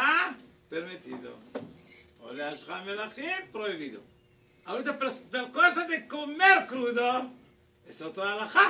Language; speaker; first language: Spanish; non-native, learner; Hebrew